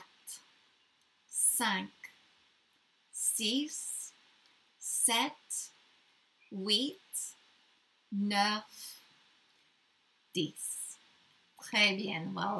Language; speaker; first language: French; non-native, learner; English